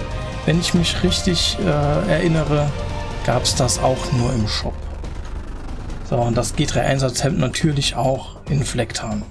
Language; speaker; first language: German; native; German